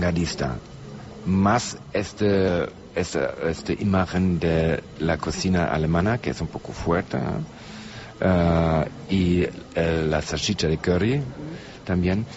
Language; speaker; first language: Spanish; non-native, learner; German